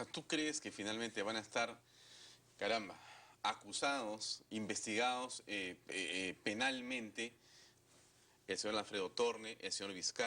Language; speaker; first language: Spanish; native; Spanish